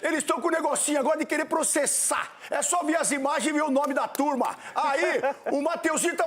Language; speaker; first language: Portuguese; native; Portuguese